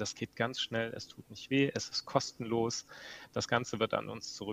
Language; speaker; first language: German; native; German